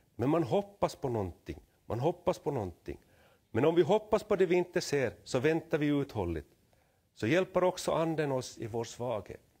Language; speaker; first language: Swedish; native; Swedish